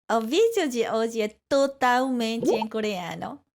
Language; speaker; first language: Portuguese; non-native, learner; Korean